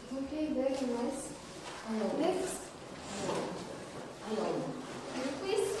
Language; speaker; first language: English; non-native, learner; Kazakh